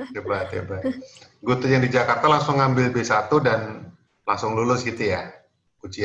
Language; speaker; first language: Indonesian; native; Indonesian